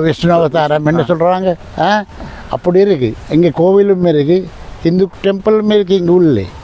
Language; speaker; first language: Tamil; non-native, local second language; Sinhala